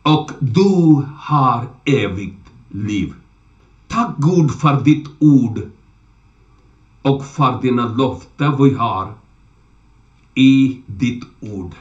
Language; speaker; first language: Swedish; non-native, learner; Urdu